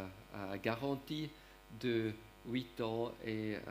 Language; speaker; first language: French; non-native, learner; German